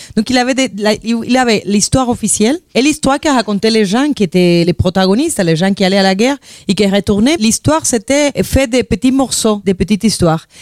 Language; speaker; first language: French; non-native, fluent; Spanish